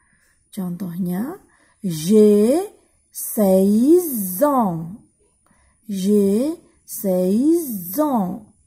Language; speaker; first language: French; non-native, learner; Indonesian